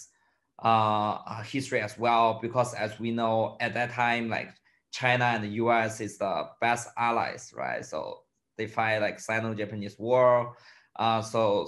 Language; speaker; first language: English; non-native, fluent; Chinese